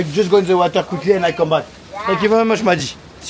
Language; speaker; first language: English; non-native, learner; French